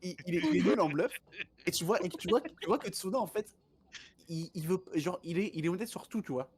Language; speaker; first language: French; native; French